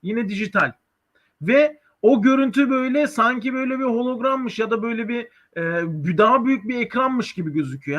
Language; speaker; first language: Turkish; native; Turkish